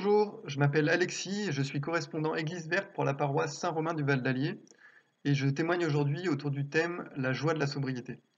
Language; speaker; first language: French; native; French